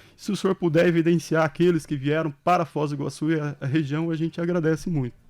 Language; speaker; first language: Portuguese; native; Portuguese